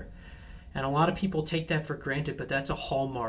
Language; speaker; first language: English; native; English